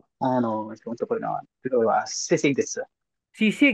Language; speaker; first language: Japanese; non-native, learner; Filipino